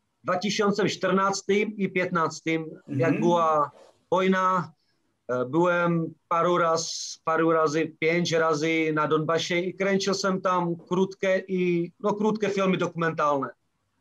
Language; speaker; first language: Polish; non-native, learner; Czech